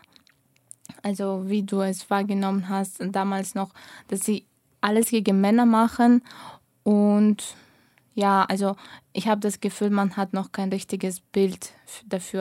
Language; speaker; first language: German; non-native, fluent; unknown